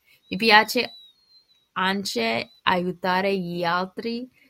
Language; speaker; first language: Italian; non-native, learner; English